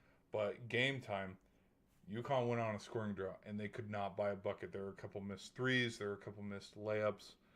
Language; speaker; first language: English; native; English